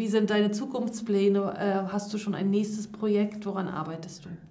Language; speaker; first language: German; native; German